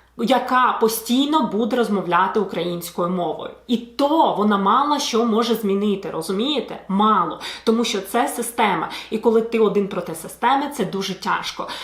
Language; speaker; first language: Ukrainian; non-native, local second language; Russian